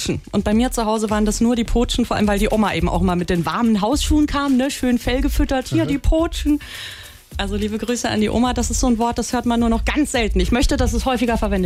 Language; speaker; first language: German; native; German